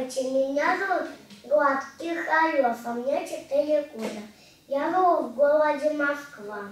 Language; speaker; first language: Russian; native; Russian